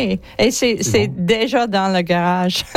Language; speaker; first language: French; non-native, local second language; English